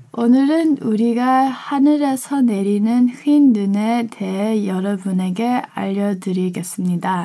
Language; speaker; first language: Korean; early bilingual, heritage; Korean